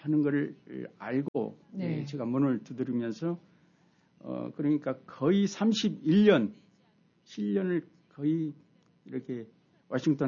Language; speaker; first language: Korean; native; Korean